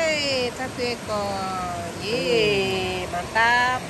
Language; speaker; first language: Indonesian; native; Indonesian